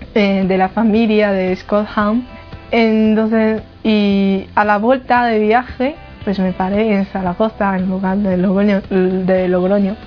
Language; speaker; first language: Spanish; non-native, fluent; Chinese